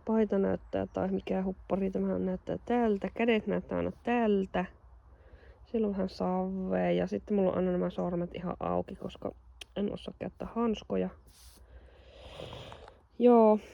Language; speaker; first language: Finnish; native; Finnish